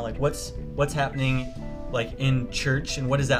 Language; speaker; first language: English; native; English